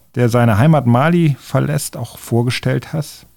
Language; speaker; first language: German; non-native, fluent; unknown